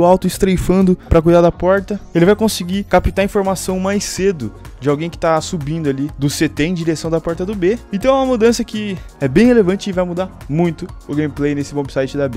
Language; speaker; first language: Portuguese; native; Portuguese